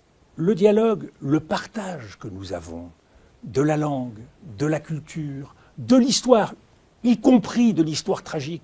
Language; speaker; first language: French; native; French